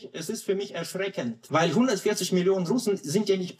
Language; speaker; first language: German; non-native, fluent; Russian